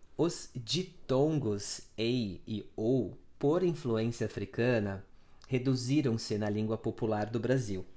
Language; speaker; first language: Portuguese; native; Portuguese